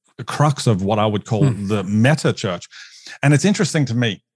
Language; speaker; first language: English; native; English